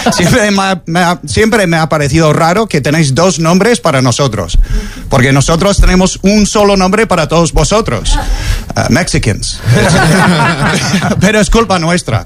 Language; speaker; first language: Spanish; non-native, fluent; English